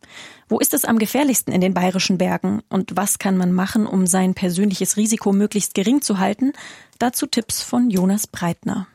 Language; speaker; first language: German; native; German